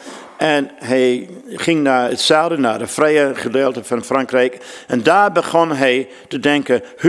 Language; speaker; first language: Dutch; non-native, fluent; English